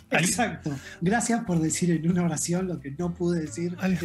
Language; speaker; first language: Spanish; native; Spanish